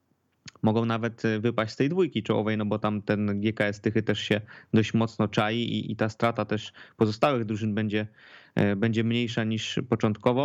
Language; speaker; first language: Polish; native; Polish